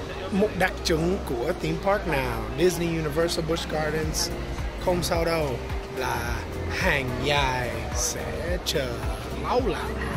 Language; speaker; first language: Vietnamese; non-native, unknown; English